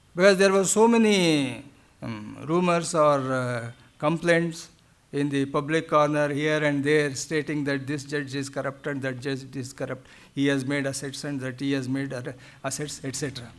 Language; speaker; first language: English; non-native, local second language; Kannada